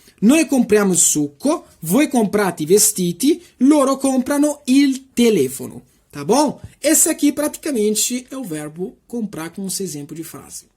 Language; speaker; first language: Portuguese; non-native, fluent; Italian